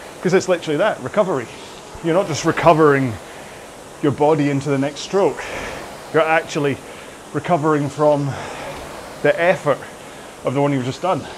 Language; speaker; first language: English; native; English